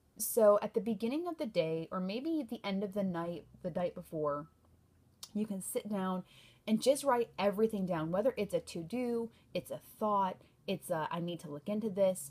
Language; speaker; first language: English; native; English